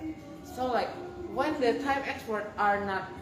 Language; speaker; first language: English; non-native, learner; Indonesian